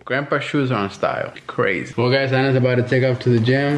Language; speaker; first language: English; non-native, fluent; Spanish